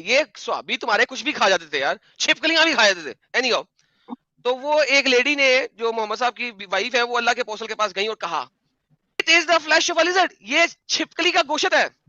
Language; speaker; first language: Urdu; non-native, local second language; Punjabi